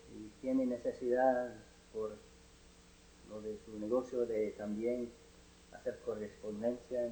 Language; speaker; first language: Spanish; non-native, fluent; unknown